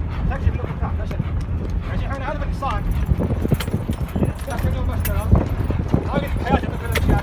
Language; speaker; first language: Arabic; native; Arabic